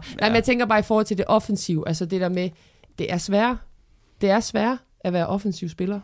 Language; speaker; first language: Danish; early bilingual, other home language; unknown